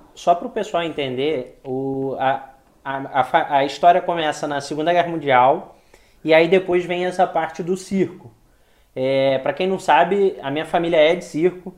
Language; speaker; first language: Portuguese; native; Portuguese